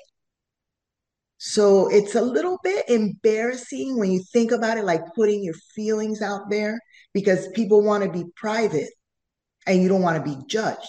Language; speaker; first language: English; non-native, fluent; Spanish